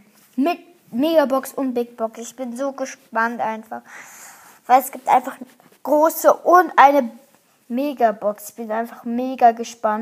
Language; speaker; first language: German; native; German